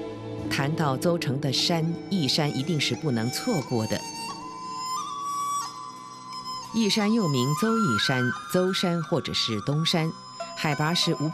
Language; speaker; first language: Chinese; native; Chinese